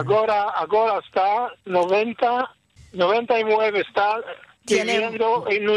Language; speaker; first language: Spanish; early bilingual, heritage; Ladino